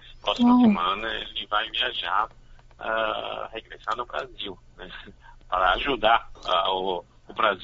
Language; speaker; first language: Portuguese; non-native, fluent; Chinese